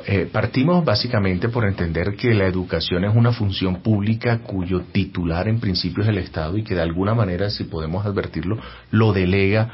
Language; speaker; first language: Spanish; native; Spanish